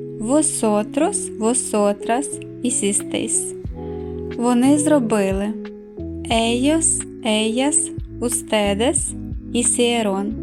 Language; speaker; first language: Spanish; non-native, fluent; Ukrainian